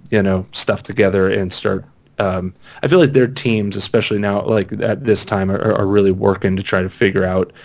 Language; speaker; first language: English; native; English